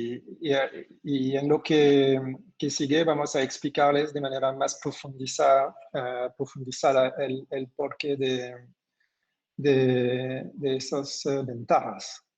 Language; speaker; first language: Spanish; non-native, fluent; French